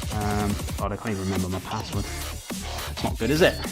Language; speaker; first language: English; native; English